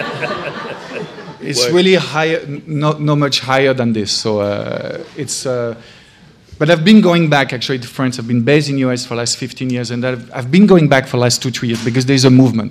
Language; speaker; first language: English; non-native, fluent; French